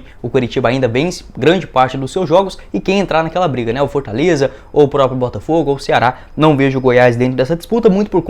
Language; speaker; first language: Portuguese; native; Portuguese